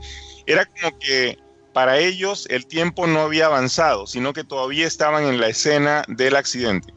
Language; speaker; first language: Spanish; native; Spanish